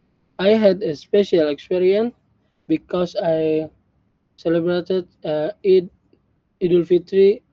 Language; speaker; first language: English; non-native, learner; Indonesian